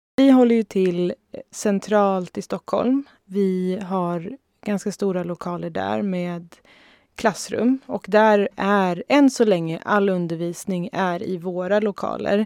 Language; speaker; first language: Swedish; native; Swedish